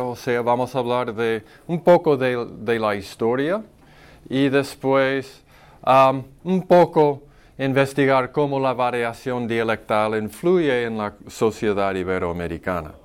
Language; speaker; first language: Spanish; non-native, fluent; English